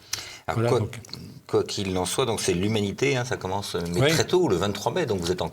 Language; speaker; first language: French; native; French